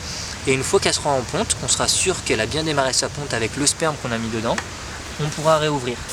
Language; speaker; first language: French; native; French